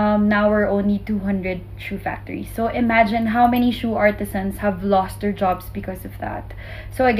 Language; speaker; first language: English; non-native, local second language; Filipino